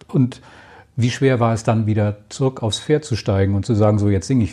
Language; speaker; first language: German; native; German